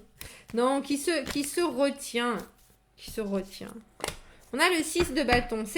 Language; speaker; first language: French; native; French